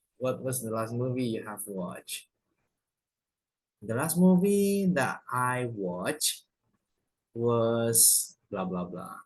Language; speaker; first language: English; non-native, fluent; Indonesian